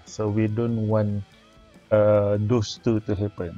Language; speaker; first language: English; non-native, local second language; Malay